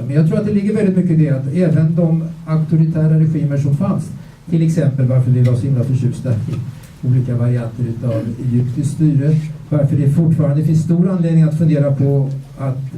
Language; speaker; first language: Swedish; native; Swedish